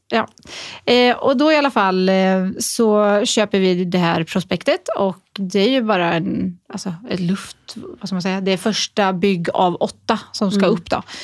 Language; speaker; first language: Swedish; native; Swedish